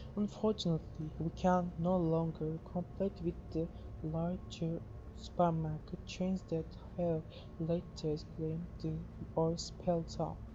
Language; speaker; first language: English; non-native, learner; Turkish